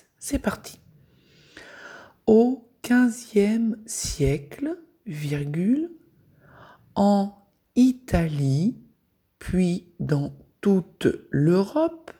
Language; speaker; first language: French; native; French